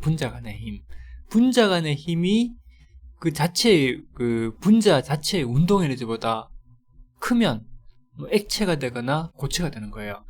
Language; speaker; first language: Korean; native; Korean